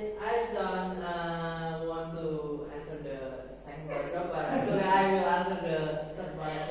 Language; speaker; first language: English; non-native, learner; Indonesian